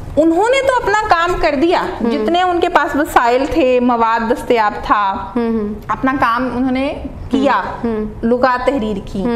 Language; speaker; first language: Urdu; non-native, local second language; Punjabi